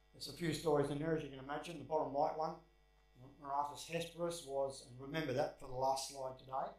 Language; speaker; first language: English; native; English